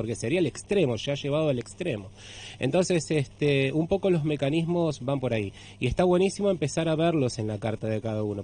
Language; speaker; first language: Spanish; native; Spanish